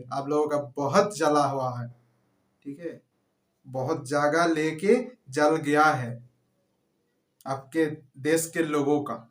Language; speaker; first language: Hindi; non-native, local second language; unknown